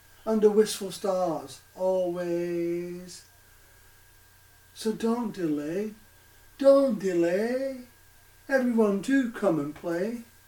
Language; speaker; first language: English; native; English